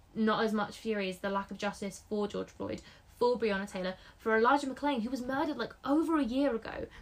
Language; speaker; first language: English; native; English